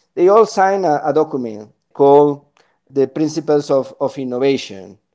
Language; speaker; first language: English; non-native, fluent; Spanish